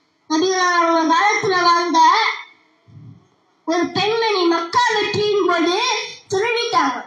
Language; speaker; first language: Tamil; native; Tamil